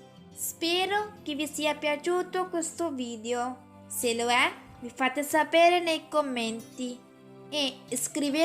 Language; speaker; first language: Italian; non-native, fluent; Urdu